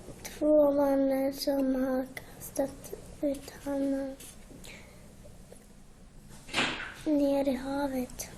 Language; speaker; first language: Swedish; non-native, learner; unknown